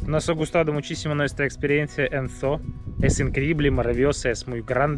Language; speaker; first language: Spanish; non-native, learner; Russian